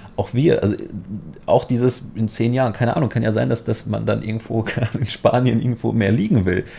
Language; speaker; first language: German; non-native, fluent; Polish